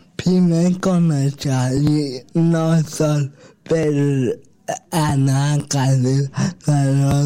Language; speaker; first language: Catalan; non-native, local second language; Spanish